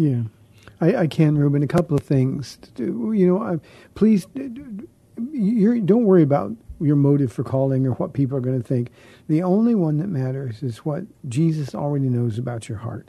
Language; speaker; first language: English; native; English